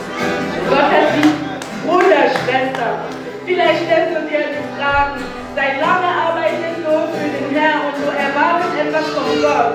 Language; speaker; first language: German; non-native, learner; French